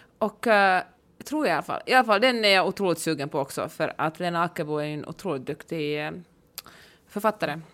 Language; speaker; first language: Swedish; native; Swedish